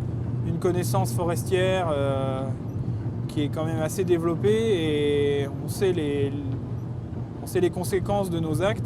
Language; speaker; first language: French; native; French